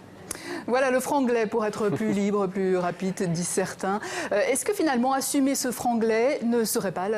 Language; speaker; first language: French; native; French